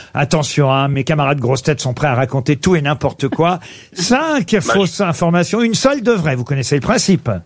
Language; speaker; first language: French; native; French